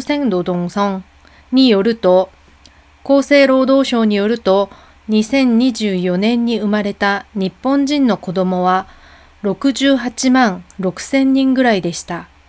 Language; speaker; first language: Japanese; non-native, fluent; Korean